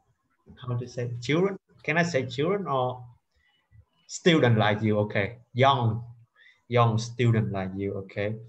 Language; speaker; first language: English; non-native, fluent; Vietnamese